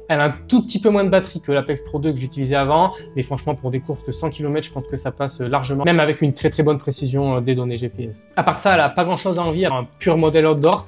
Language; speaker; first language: French; native; French